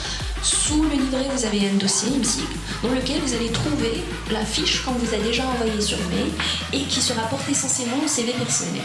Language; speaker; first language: French; non-native, local second language; Arabic